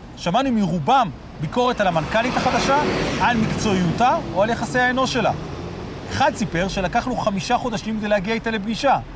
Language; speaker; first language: Hebrew; native; Hebrew